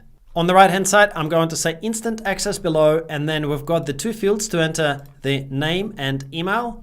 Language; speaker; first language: English; native; English